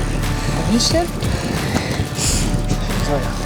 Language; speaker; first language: German; non-native, learner; Dutch